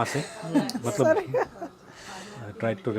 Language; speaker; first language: Hindi; non-native, local second language; Kannada